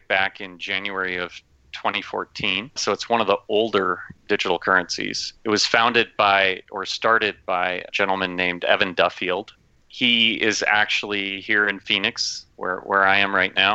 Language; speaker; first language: English; native; English